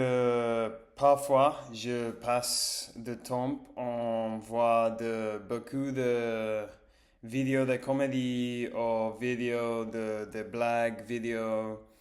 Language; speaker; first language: French; non-native, learner; English